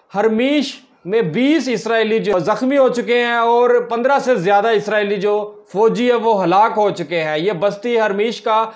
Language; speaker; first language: Urdu; native; Urdu